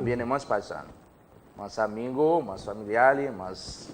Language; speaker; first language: Spanish; non-native, learner; Haitian Creole